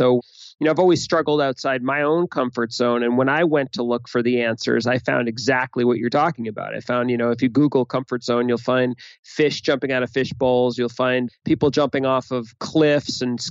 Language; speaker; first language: English; native; English